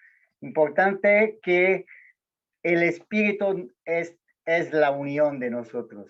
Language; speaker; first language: Spanish; non-native, fluent; Portuguese